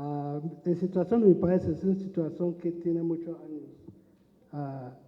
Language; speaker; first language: Spanish; non-native, learner; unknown